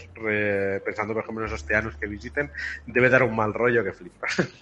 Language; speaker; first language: Spanish; native; Spanish